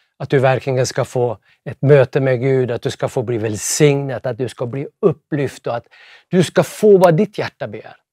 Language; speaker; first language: Swedish; native; Swedish